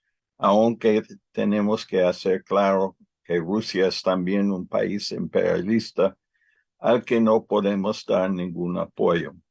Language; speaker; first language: Spanish; non-native, learner; English